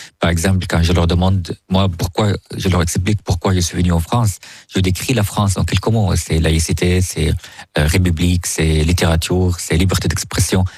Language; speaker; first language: French; non-native, fluent; Arabic